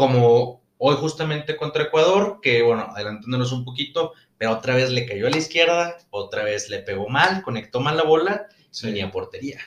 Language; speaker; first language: Spanish; native; Spanish